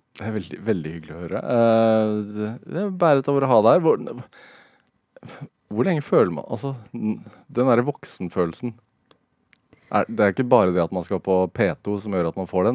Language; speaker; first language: Norwegian; native; Norwegian